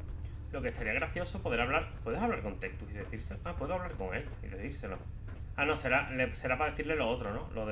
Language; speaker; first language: Spanish; native; Spanish